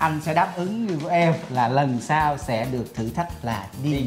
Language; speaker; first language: Vietnamese; native; Vietnamese